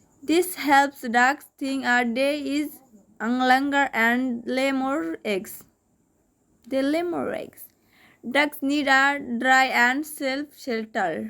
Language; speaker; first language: English; non-native, local second language; Bangla